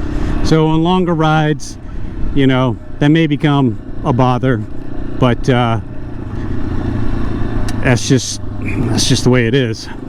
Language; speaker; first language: English; native; English